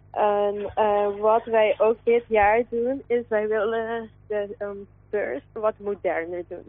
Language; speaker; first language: Dutch; non-native, local second language; Papiamento